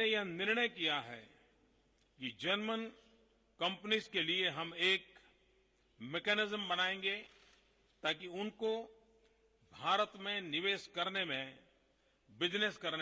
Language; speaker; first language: Hindi; non-native, local second language; Gujarati